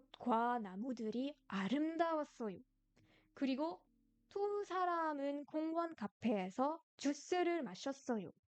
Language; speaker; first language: Korean; non-native, fluent; French